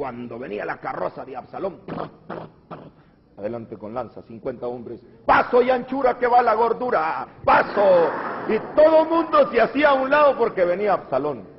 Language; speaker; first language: Spanish; native; Spanish